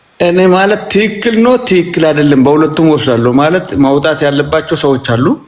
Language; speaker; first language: Amharic; native; Amharic